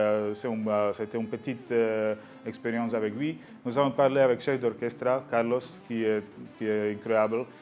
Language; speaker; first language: French; non-native, learner; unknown